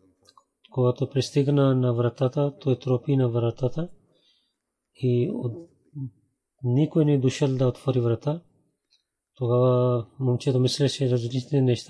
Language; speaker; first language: Bulgarian; non-native, learner; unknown